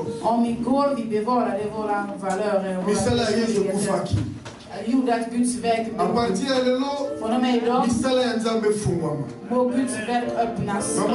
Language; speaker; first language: Swedish; non-native, fluent; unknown